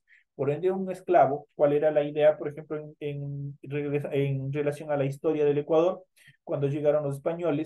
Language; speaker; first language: Spanish; native; Spanish